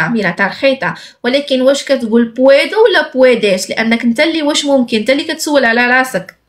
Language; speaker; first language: Spanish; non-native, fluent; Arabic